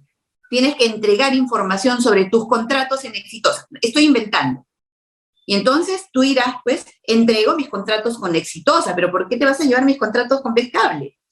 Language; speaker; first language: Spanish; native; Spanish